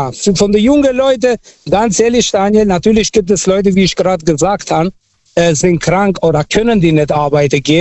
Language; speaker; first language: German; non-native, local second language; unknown